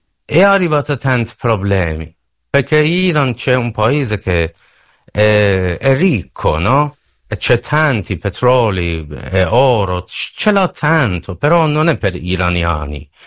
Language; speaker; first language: Italian; non-native, learner; Persian